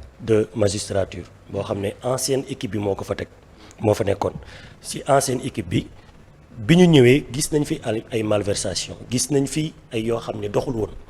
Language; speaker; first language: Wolof; native; Wolof